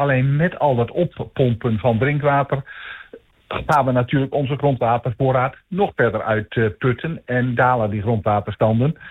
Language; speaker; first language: Dutch; native; Dutch